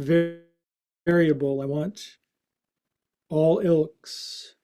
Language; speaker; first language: English; native; English